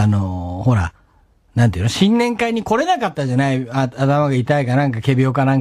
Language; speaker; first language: Japanese; native; Japanese